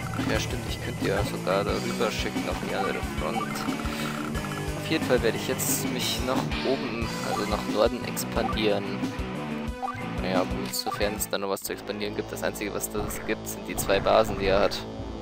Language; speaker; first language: German; native; German